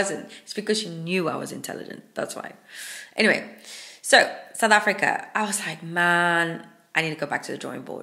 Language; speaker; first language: English; native; English